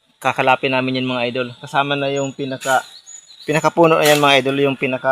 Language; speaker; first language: Filipino; non-native, local second language; Bikol